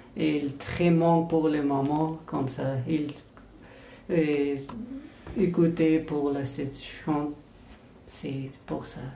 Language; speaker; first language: French; non-native, learner; Persian